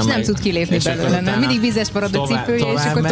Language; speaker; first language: Hungarian; native; Hungarian